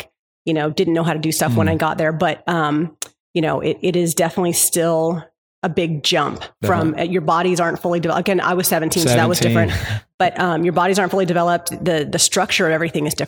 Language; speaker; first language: English; native; English